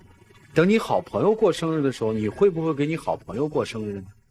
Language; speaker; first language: Chinese; native; Chinese